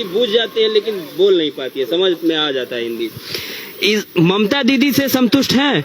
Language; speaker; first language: Hindi; native; Hindi